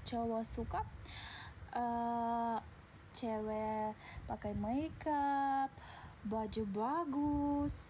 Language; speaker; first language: Indonesian; non-native, learner; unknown